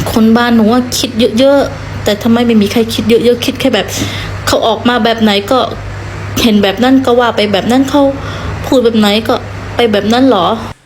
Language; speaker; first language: Thai; non-native, fluent; Khmer